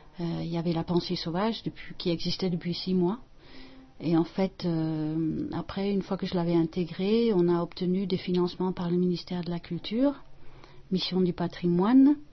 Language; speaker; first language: French; non-native, fluent; Dutch